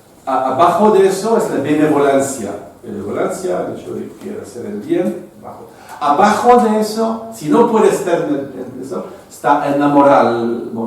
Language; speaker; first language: Spanish; non-native, fluent; French